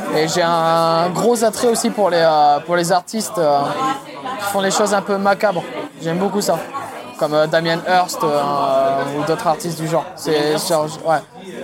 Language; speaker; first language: French; native; French